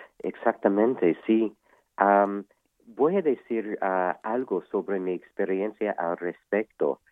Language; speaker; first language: Spanish; non-native, fluent; English